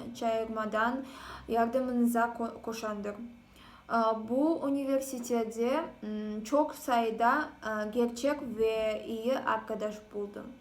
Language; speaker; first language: Turkish; non-native, learner; Kazakh